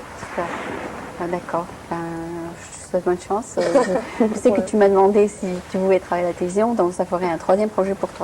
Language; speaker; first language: French; native; French